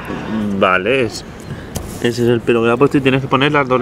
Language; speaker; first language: Spanish; native; Spanish